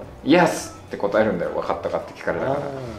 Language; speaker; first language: Japanese; native; Japanese